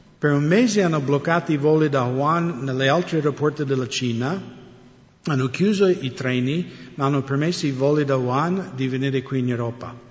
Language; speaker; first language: Italian; non-native, fluent; English